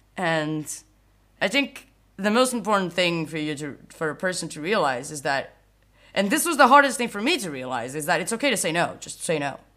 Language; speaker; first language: English; non-native, fluent; Portuguese